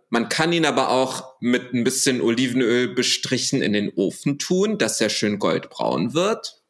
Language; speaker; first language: German; early bilingual, other home language; Arabic